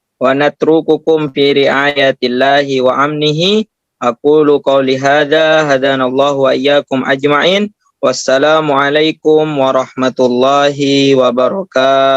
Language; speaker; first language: Arabic; non-native, learner; Indonesian